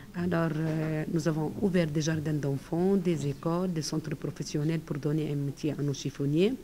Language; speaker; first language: French; non-native, fluent; Arabic